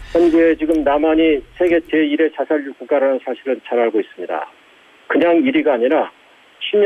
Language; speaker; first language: Korean; native; Korean